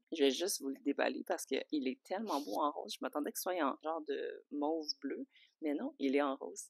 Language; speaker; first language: French; native; French